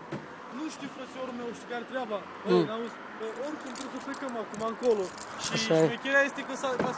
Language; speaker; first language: Romanian; native; Romanian